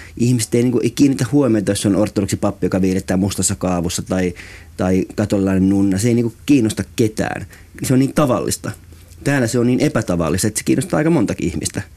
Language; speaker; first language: Finnish; native; Finnish